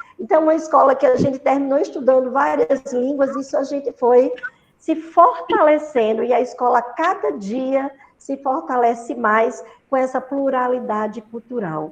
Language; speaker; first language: Portuguese; native; Portuguese